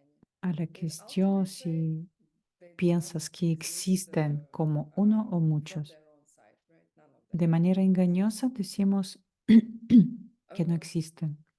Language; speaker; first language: Spanish; non-native, fluent; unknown